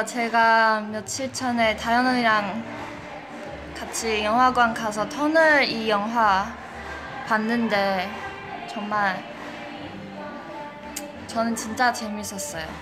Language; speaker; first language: Korean; non-native, fluent; Chinese